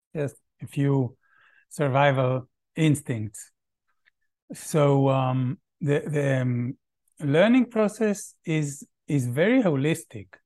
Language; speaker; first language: English; non-native, fluent; Hebrew